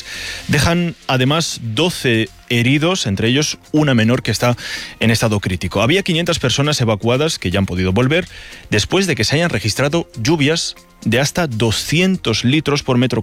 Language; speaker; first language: Spanish; native; Spanish